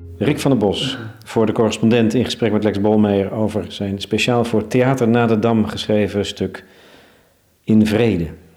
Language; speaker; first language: Dutch; native; Dutch